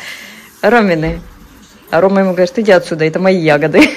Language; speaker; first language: Russian; native; Russian